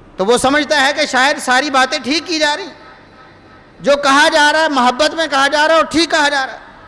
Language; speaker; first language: Urdu; non-native, local second language; Punjabi